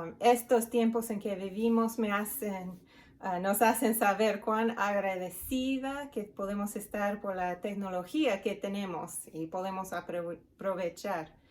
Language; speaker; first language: Spanish; non-native, fluent; English